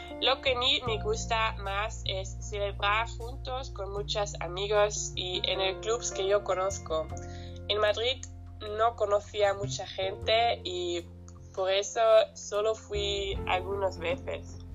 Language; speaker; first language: Spanish; non-native, learner; German